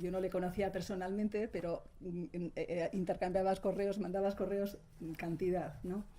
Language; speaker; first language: Spanish; native; Spanish